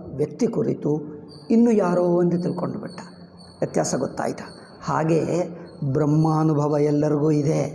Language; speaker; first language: Kannada; non-native, local second language; Telugu